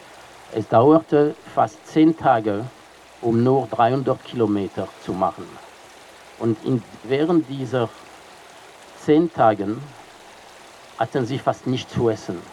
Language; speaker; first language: German; non-native, fluent; French